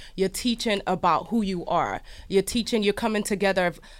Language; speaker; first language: English; early bilingual, other home language; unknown